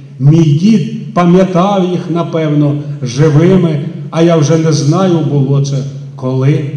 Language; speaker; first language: Ukrainian; native; Ukrainian